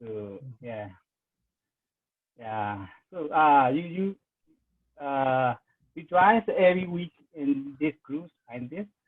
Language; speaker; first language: English; non-native, learner; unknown